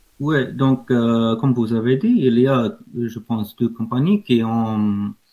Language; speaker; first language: French; non-native, learner; English